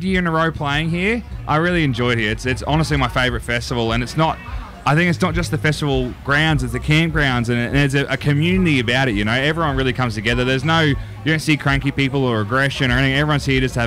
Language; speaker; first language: English; native; English